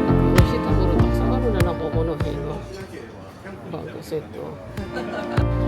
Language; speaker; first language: Japanese; non-native, learner; Filipino